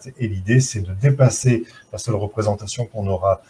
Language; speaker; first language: French; native; French